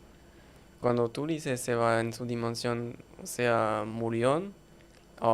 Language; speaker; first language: Spanish; non-native, fluent; French